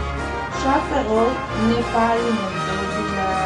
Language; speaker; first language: French; non-native, learner; Spanish